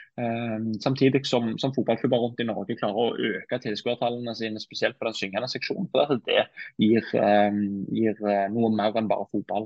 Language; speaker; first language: Norwegian; native; Norwegian